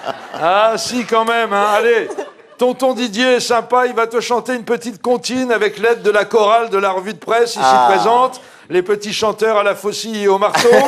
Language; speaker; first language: French; native; French